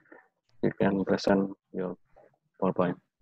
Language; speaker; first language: English; non-native, learner; Indonesian